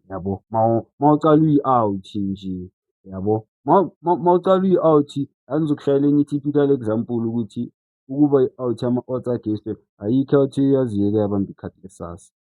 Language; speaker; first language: Zulu; native; Zulu